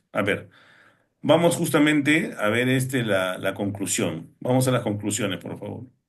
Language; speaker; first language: Spanish; native; Spanish